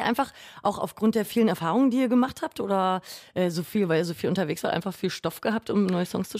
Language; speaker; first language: German; native; German